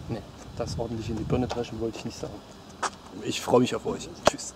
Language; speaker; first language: German; native; German